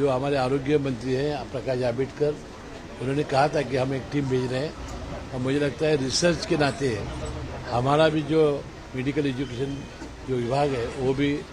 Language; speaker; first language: Hindi; non-native, local second language; Marathi